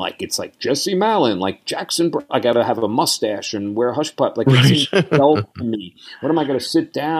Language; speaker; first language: English; native; English